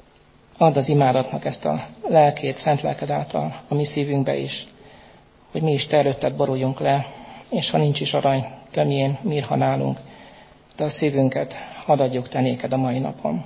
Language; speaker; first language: Hungarian; native; Hungarian